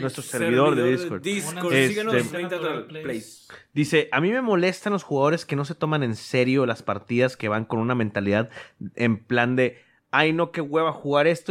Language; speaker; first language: Spanish; native; Spanish